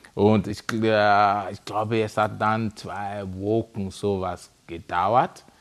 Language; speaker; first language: German; non-native, fluent; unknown